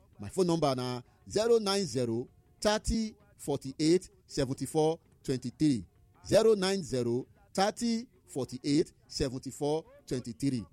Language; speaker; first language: Nigerian Pidgin; native; Nigerian Pidgin